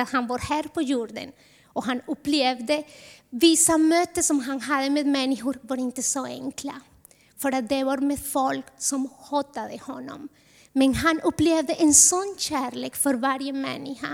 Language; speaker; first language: Swedish; non-native, fluent; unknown